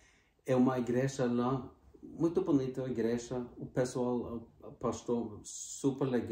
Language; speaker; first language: Portuguese; non-native, fluent; Norwegian